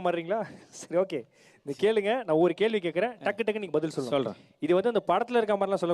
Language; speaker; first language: Tamil; native; Tamil